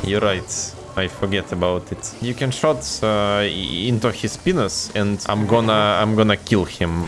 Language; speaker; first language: English; non-native, learner; Russian